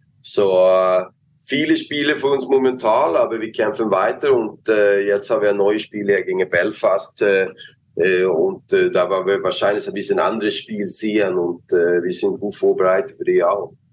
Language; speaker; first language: German; non-native, fluent; Swedish